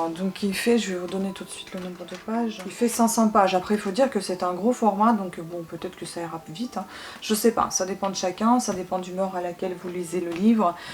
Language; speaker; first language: French; non-native, fluent; Russian